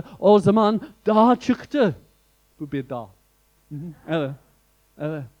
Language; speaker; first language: Turkish; non-native, fluent; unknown